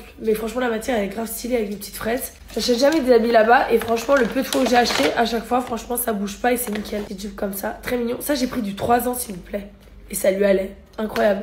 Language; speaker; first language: French; native; French